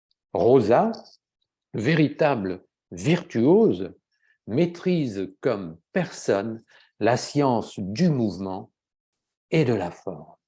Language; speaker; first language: French; native; French